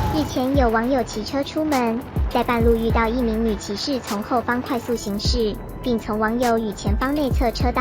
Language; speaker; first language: Chinese; native; Chinese